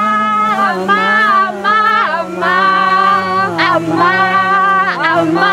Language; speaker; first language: Greek; non-native, learner; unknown